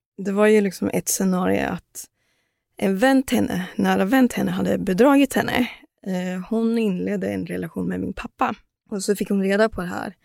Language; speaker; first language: Swedish; early bilingual, other home language; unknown